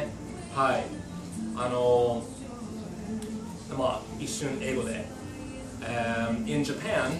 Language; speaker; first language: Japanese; non-native, fluent; English